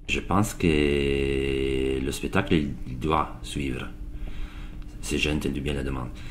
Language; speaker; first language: French; non-native, learner; Italian